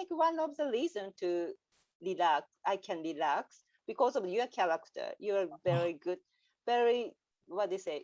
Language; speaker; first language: English; non-native, learner; Japanese